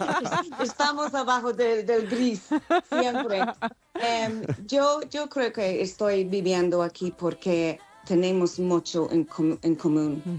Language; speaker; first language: Spanish; non-native, fluent; English